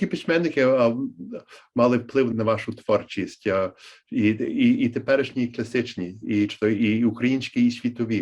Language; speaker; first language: Ukrainian; early bilingual, heritage; Ukrainian